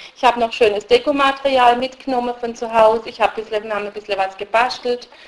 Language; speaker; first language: German; early bilingual, other home language; Russian